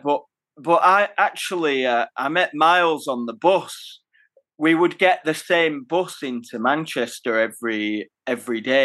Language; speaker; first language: English; native; English